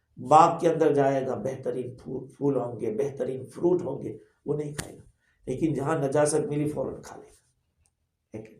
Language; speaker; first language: Urdu; non-native, local second language; Gujarati